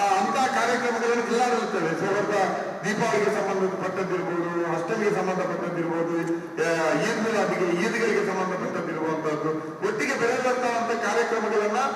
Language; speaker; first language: Kannada; non-native, local second language; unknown